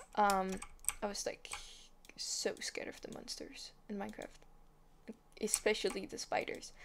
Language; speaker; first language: English; non-native, fluent; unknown